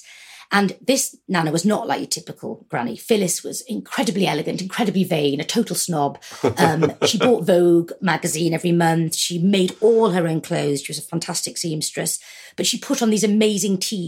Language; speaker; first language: English; native; English